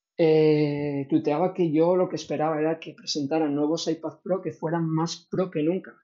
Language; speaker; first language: Spanish; native; Spanish